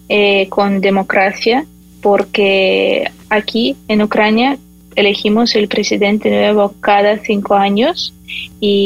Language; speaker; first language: Spanish; non-native, fluent; Ukrainian